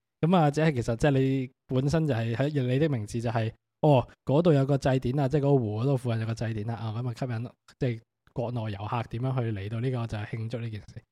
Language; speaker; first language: Cantonese; native; Cantonese